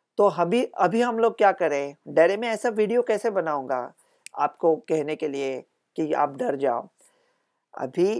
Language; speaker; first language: Hindi; non-native, local second language; Marathi